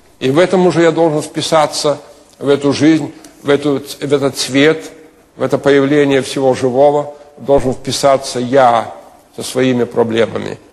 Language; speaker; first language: Russian; non-native, local second language; Lithuanian